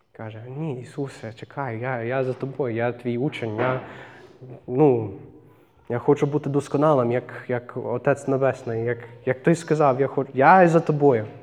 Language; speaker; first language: Ukrainian; non-native, fluent; English